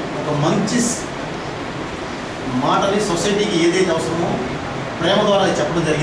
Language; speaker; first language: Telugu; native; Telugu